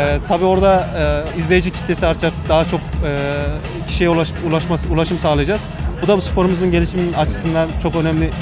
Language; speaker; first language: Turkish; native; Turkish